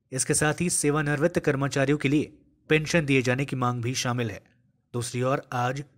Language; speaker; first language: Hindi; native; Hindi